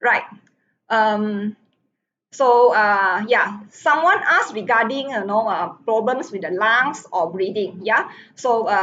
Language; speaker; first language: English; non-native, local second language; Min Nan Chinese